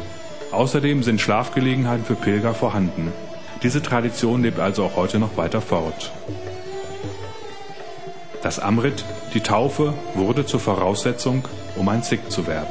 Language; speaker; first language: German; native; German